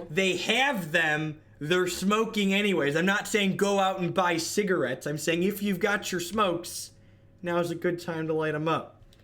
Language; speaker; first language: English; native; English